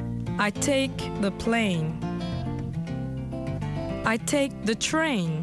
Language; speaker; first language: English; non-native, fluent; French